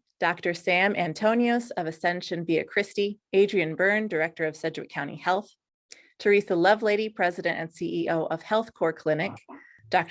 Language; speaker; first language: English; native; English